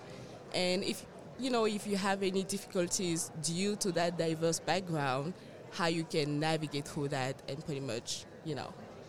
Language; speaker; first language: English; non-native, local second language; French